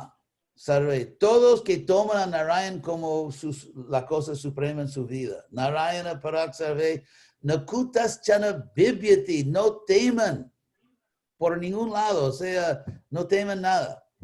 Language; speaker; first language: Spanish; non-native, fluent; English